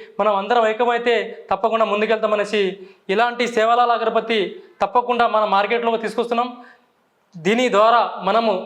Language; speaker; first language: Telugu; non-native, local second language; Lambadi